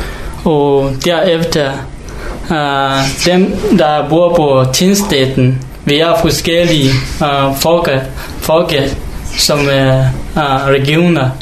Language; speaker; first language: Danish; non-native, learner; Hakha Chin